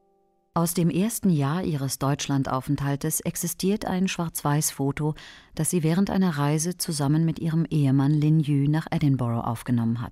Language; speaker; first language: German; native; German